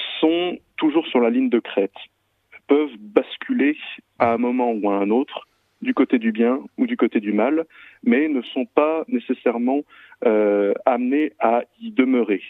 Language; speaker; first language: French; native; French